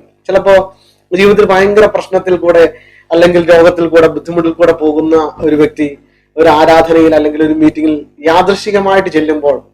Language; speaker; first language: Malayalam; native; Malayalam